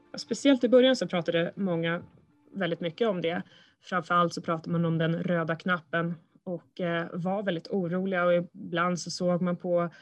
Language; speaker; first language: Swedish; early bilingual, other home language; Russian